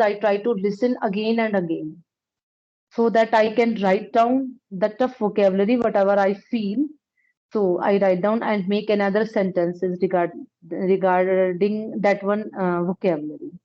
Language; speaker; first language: English; non-native, local second language; Punjabi